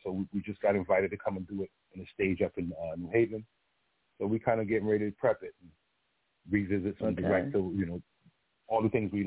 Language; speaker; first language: English; non-native, local second language; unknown